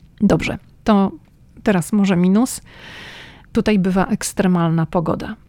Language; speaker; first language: Polish; native; Polish